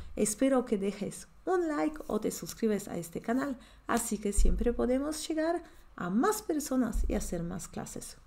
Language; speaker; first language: Spanish; non-native, fluent; Polish